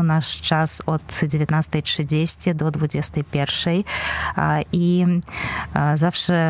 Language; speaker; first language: Polish; non-native, fluent; Belarusian